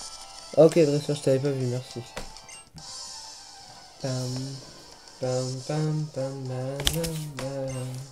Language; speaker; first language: French; native; French